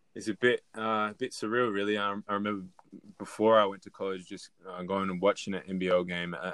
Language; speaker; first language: English; native; English